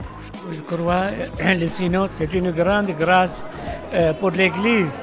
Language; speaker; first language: French; non-native, fluent; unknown